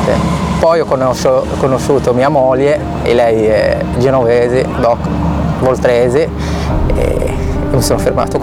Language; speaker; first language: Italian; non-native, fluent; Arabic